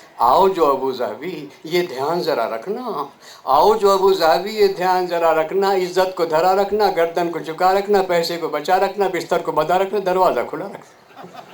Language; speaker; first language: Urdu; native; Urdu